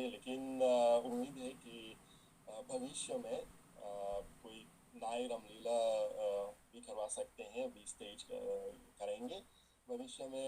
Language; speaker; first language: Hindi; non-native, fluent; Russian